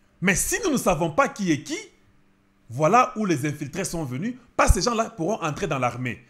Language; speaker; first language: French; non-native, local second language; Lingala